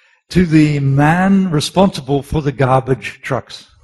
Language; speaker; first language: English; native; English